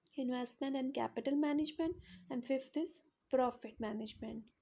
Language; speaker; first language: English; non-native, local second language; Punjabi